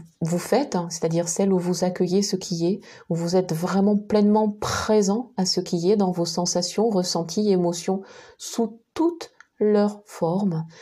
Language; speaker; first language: French; native; French